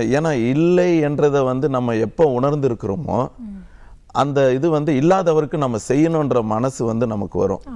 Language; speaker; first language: Tamil; native; Tamil